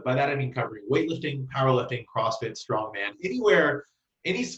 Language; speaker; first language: English; native; English